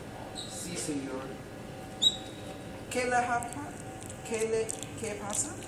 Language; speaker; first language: Spanish; non-native, learner; English